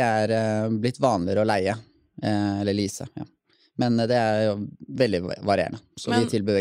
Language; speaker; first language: Norwegian; native; Norwegian